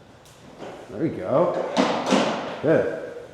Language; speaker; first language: English; native; English